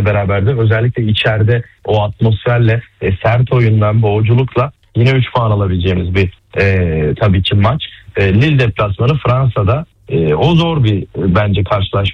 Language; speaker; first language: Turkish; native; Turkish